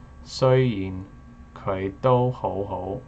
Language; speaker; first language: Cantonese; non-native, learner; English